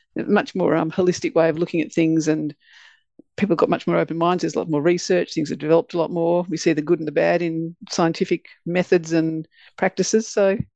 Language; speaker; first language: English; native; English